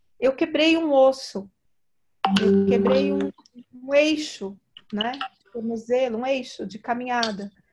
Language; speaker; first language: Portuguese; native; Portuguese